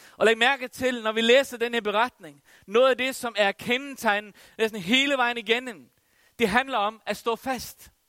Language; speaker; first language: Danish; non-native, local second language; Faroese